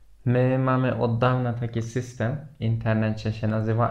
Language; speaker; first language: Polish; non-native, fluent; Turkish